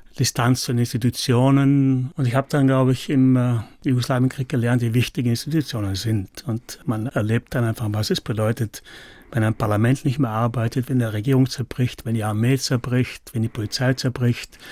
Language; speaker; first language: German; native; German